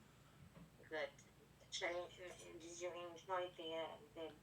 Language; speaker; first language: English; non-native, fluent; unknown